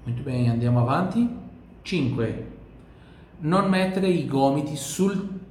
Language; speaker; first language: Italian; non-native, fluent; Portuguese